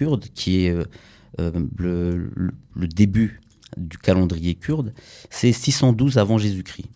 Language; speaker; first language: French; early bilingual, other home language; Kurdish